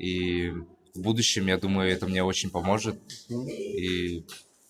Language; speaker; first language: Russian; non-native, local second language; Kyrgyz